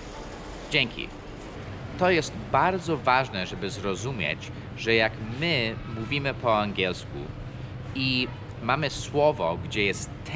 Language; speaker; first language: Polish; non-native, fluent; English